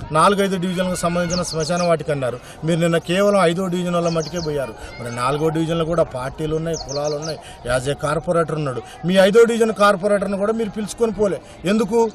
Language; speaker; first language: Telugu; native; Telugu